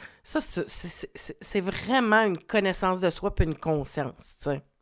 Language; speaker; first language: French; native; French